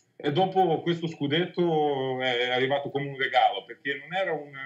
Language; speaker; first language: Italian; non-native, fluent; Serbian